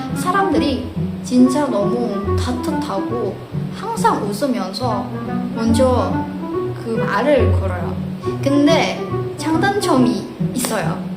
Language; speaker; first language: Korean; non-native, fluent; Indonesian